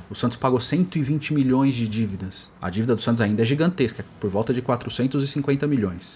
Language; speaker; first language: Portuguese; native; Portuguese